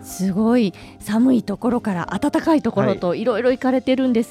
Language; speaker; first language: Japanese; native; Japanese